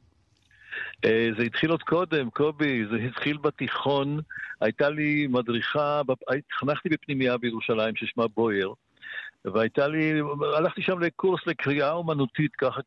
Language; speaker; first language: Hebrew; early bilingual, other home language; Polish